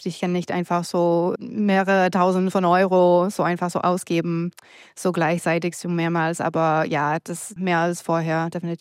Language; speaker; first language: German; non-native, fluent; English